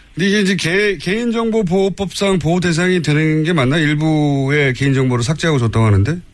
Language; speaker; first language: Korean; native; Korean